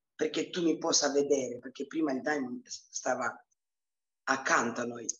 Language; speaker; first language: Italian; early bilingual, other home language; Romanian